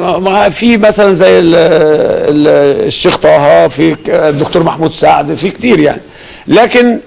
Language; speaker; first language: Arabic; native; Arabic